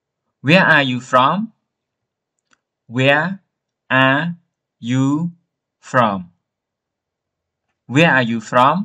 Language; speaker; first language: English; non-native, learner; Khmer